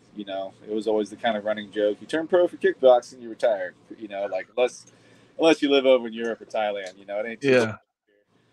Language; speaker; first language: English; native; English